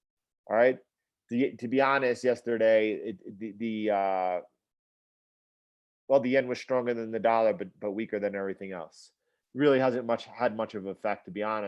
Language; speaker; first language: English; native; English